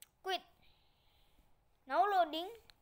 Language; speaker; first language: English; non-native, learner; Indonesian